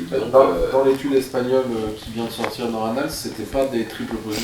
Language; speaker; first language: French; native; French